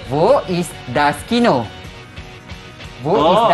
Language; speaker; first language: German; non-native, fluent; Malay